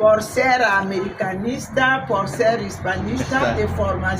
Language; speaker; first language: Spanish; non-native, fluent; French